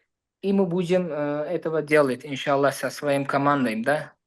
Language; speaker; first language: Russian; non-native, learner; Uzbek